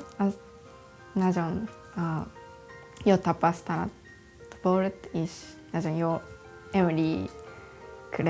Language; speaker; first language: Hungarian; non-native, learner; Japanese